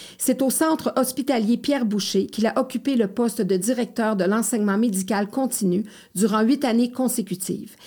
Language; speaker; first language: French; native; French